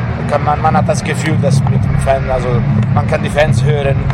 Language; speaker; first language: German; non-native, fluent; Italian